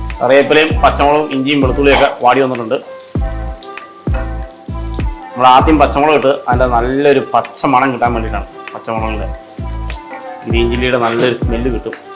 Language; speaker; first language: Malayalam; native; Malayalam